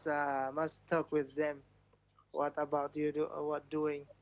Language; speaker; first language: English; non-native, learner; Malay